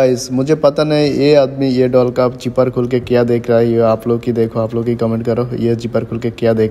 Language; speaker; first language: Hindi; non-native, learner; Bangla